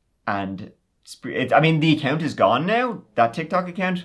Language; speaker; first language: English; native; English